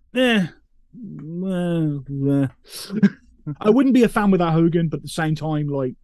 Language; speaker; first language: English; native; English